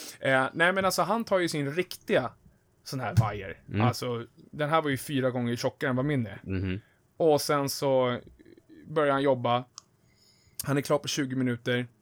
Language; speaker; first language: Swedish; native; Swedish